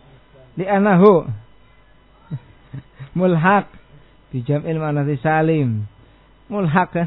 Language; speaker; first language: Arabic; non-native, fluent; Indonesian